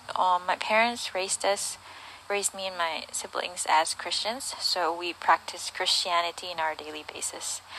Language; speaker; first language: English; native; English